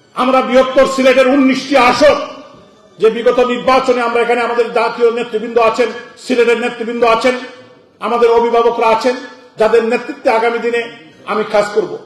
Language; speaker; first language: Bangla; native; Bangla